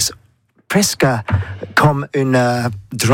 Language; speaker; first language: French; non-native, learner; English